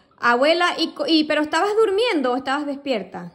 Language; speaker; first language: Spanish; native; Spanish